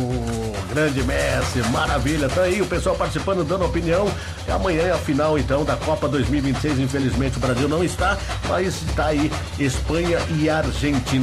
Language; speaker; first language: Portuguese; native; Portuguese